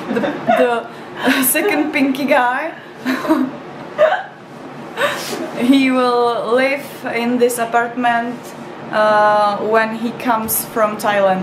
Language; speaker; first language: English; non-native, learner; Czech